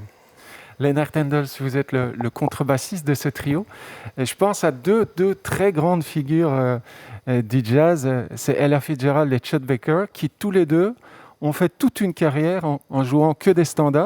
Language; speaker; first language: French; native; French